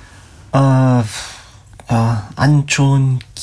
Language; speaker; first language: Korean; non-native, learner; German